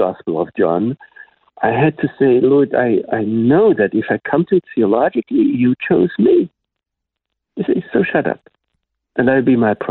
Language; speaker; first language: English; non-native, fluent; German